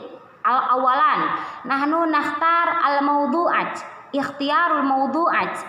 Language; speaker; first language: Arabic; non-native, learner; Indonesian